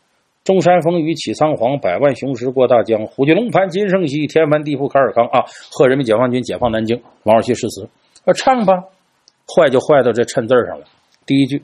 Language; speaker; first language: Chinese; native; Chinese